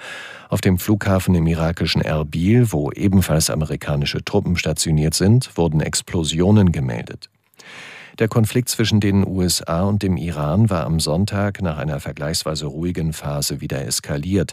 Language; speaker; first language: German; native; German